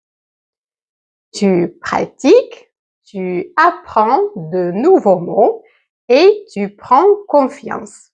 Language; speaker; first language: French; native; French